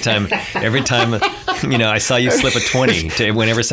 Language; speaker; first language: English; native; English